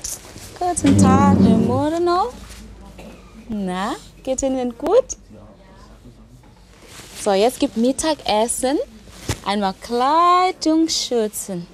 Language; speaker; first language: German; non-native, learner; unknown